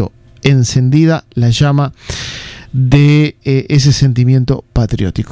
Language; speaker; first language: Spanish; native; Spanish